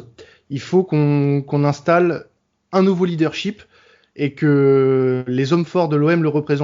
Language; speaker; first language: French; native; French